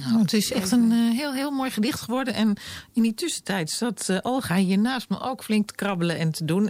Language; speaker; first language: Dutch; native; Dutch